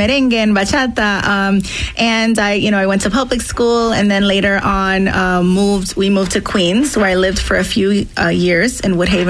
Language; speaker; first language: English; non-native, local second language; Spanish